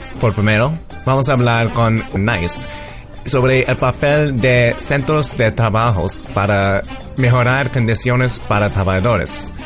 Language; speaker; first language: Spanish; early bilingual, heritage; English